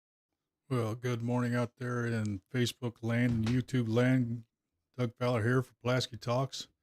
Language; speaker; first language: English; native; English